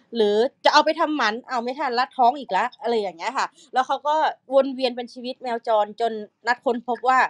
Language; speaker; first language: Thai; native; Thai